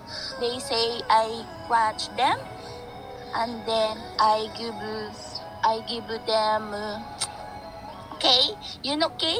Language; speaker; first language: English; non-native, learner; Filipino